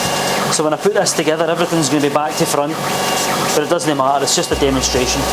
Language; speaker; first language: English; native; English